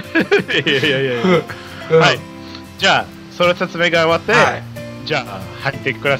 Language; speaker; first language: Japanese; non-native, fluent; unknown